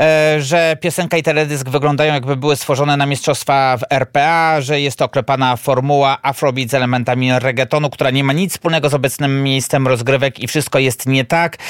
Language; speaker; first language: Polish; native; Polish